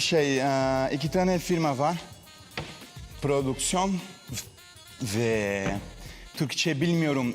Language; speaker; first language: Turkish; non-native, learner; Portuguese